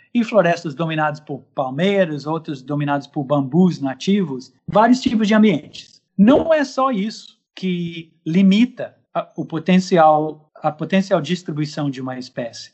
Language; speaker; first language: Portuguese; non-native, fluent; English